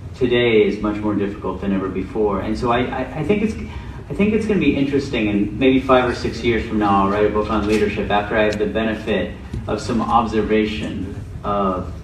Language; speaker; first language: English; native; English